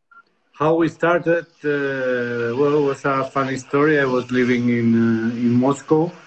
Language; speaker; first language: English; non-native, fluent; Spanish